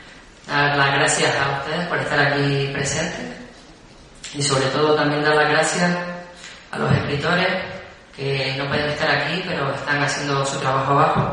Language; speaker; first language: Spanish; native; Spanish